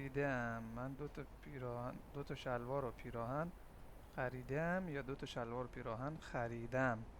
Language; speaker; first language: Persian; non-native, fluent; Urdu